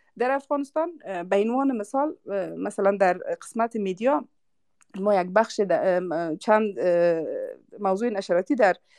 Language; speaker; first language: Persian; non-native, local second language; Uzbek